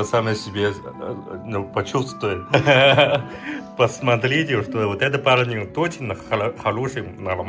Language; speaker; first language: Russian; non-native, learner; Chinese